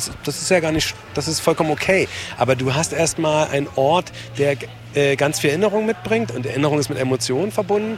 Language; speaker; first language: German; native; German